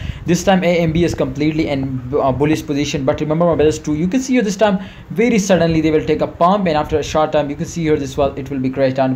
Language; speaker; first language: English; non-native, learner; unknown